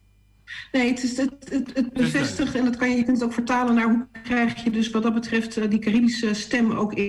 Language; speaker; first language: Dutch; native; Dutch